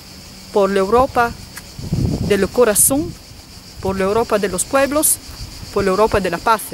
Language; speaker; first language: Spanish; non-native, learner; Italian